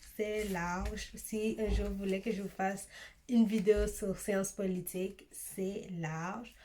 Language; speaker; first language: French; early bilingual, other home language; Swahili